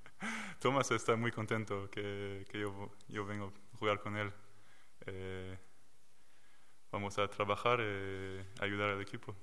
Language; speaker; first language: Spanish; non-native, learner; French